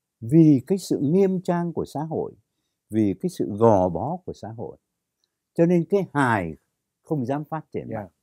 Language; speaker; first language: Vietnamese; native; Vietnamese